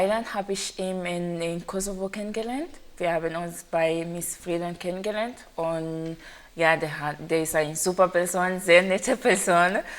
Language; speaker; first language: German; non-native, learner; Haitian Creole